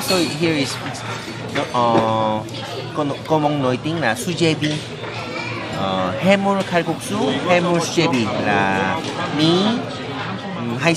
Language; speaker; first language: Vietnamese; non-native, learner; Korean